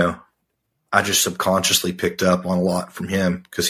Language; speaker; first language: English; native; English